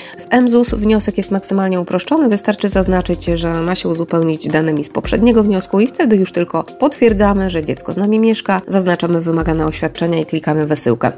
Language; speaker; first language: Polish; native; Polish